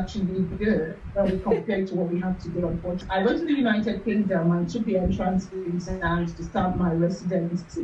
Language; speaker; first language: English; non-native, local second language; Yoruba